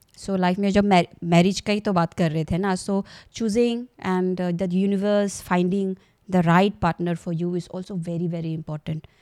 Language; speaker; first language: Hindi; non-native, local second language; Assamese